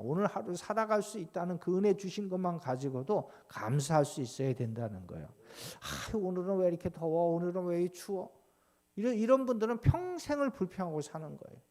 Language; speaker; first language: Korean; native; Korean